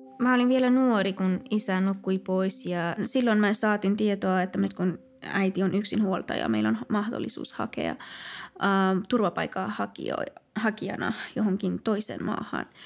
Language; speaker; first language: Finnish; non-native, fluent; Persian